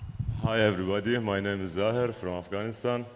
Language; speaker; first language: English; non-native, learner; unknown